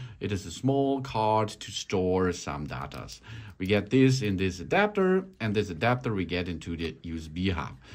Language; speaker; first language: English; non-native, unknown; German